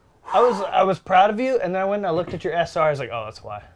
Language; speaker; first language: English; native; English